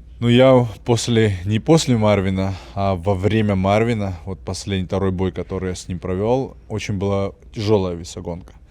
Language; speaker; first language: Russian; non-native, fluent; Georgian